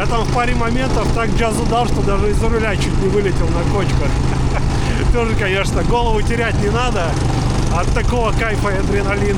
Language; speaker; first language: Russian; native; Russian